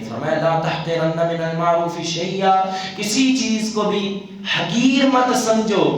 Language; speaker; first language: Urdu; non-native, local second language; Punjabi